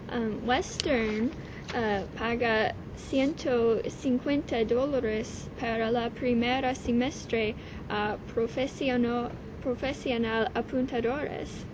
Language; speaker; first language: Spanish; non-native, learner; English